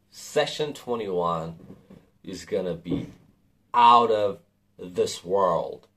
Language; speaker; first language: English; non-native, fluent; Persian